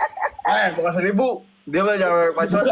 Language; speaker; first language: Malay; non-native, local second language; Sundanese